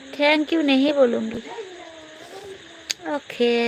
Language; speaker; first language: Hindi; non-native, local second language; Bangla